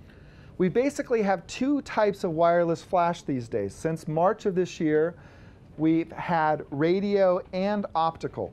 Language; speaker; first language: English; native; English